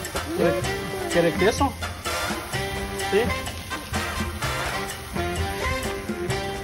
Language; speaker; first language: Spanish; non-native, learner; English